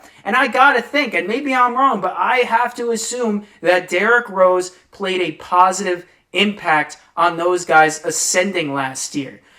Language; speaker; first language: English; native; English